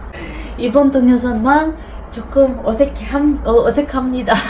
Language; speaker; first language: Korean; non-native, fluent; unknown